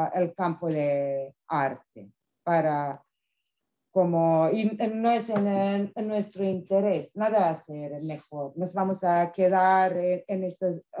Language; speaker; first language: Spanish; non-native, fluent; Serbian